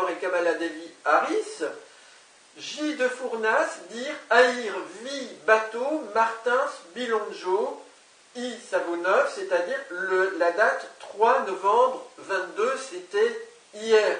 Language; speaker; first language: French; native; French